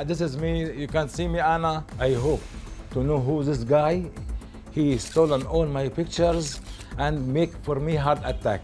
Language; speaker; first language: English; non-native, learner; Arabic